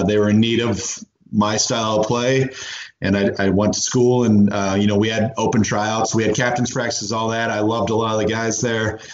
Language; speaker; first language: English; native; English